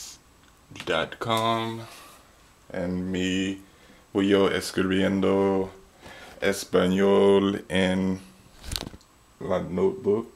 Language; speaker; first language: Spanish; non-native, learner; English